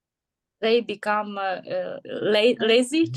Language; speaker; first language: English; non-native, learner; Ukrainian